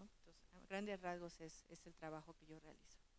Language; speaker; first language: Spanish; native; Spanish